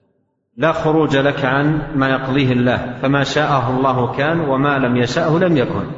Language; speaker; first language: Arabic; native; Arabic